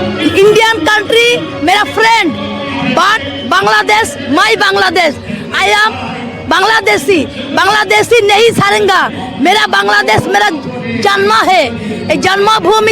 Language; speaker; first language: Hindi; non-native, learner; Bangla